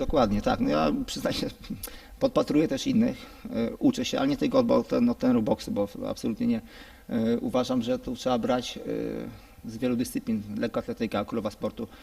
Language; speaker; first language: Polish; native; Polish